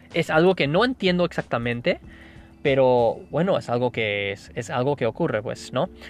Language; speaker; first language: Spanish; non-native, fluent; English